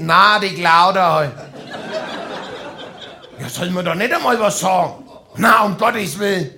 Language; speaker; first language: German; native; German